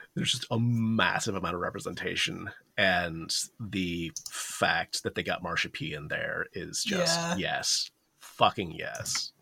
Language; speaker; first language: English; early bilingual, other home language; Japanese